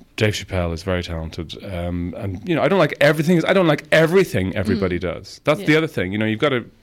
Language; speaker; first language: English; native; English